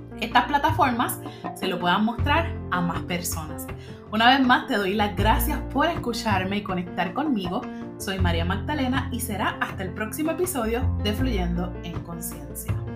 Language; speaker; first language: Spanish; native; Spanish